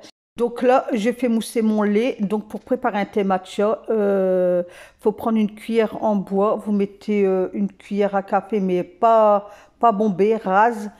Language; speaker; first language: French; native; French